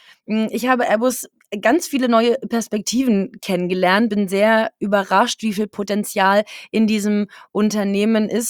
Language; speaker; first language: German; native; German